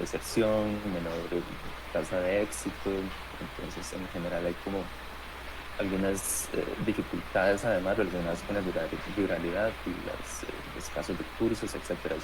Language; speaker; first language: Spanish; native; Spanish